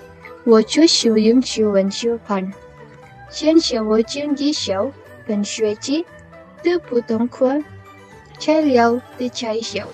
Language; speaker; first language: Chinese; non-native, learner; Indonesian